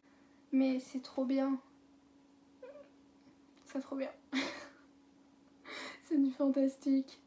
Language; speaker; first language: French; native; French